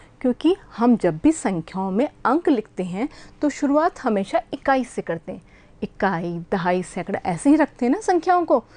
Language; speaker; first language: Hindi; native; Hindi